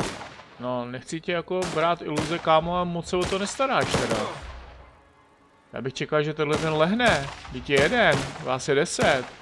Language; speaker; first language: Czech; native; Czech